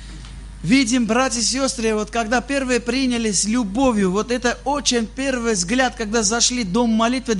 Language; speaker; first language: Russian; non-native, fluent; Armenian